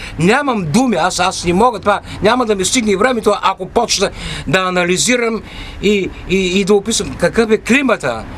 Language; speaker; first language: Bulgarian; native; Bulgarian